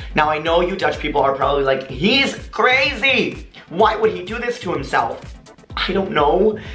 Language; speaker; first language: English; native; English